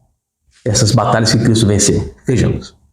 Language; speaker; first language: Portuguese; native; Portuguese